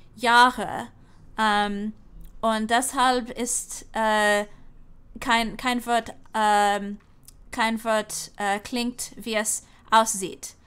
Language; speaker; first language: German; non-native, learner; English